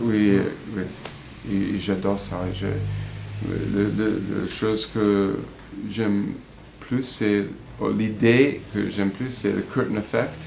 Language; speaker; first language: French; non-native, fluent; English